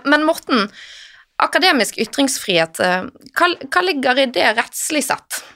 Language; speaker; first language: Norwegian; native; Norwegian